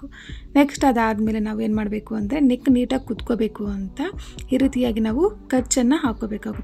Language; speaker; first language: Kannada; native; Kannada